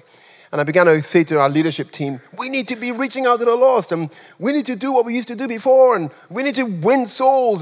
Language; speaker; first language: English; non-native, local second language; Yoruba